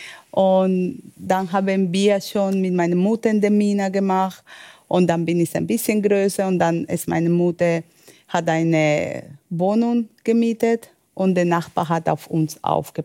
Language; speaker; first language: German; non-native, learner; Spanish